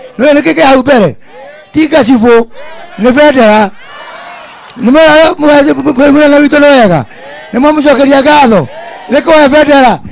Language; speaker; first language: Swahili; non-native, local second language; Kikuyu